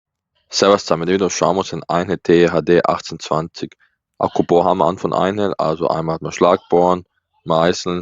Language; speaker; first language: German; native; German